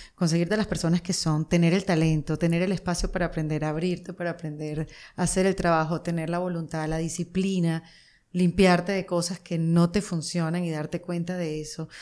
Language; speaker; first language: Spanish; native; Spanish